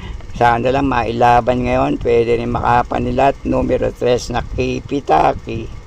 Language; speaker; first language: Filipino; native; Filipino